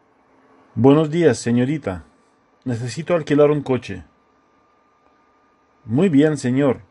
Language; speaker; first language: Spanish; non-native, fluent; Russian